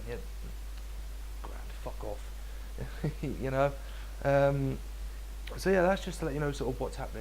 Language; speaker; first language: English; native; English